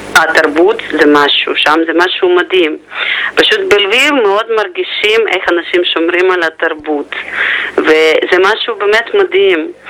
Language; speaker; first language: Hebrew; non-native, fluent; Ukrainian